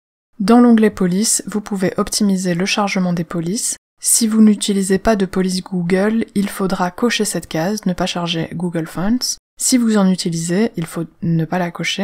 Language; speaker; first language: French; native; French